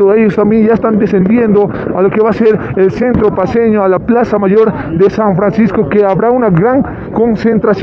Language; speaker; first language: Spanish; native; Spanish